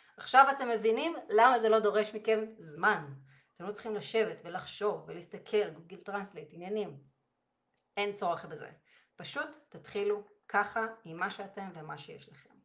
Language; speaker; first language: Hebrew; native; Hebrew